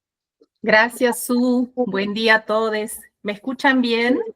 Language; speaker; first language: Spanish; native; Spanish